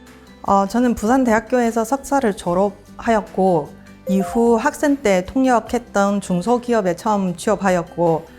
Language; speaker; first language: Korean; non-native, fluent; Chinese